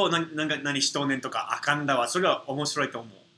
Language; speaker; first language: Japanese; non-native, fluent; English